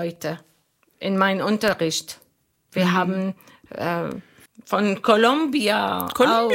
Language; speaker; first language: German; non-native, learner; Arabic